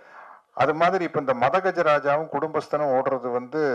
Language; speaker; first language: Tamil; native; Tamil